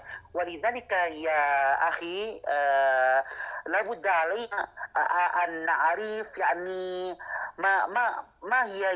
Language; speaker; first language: Arabic; non-native, learner; Indonesian